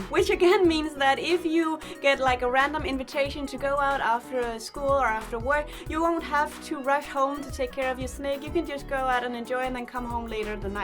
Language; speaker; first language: English; non-native, fluent; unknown